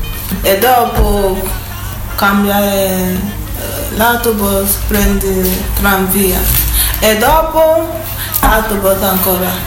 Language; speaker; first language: Italian; non-native, learner; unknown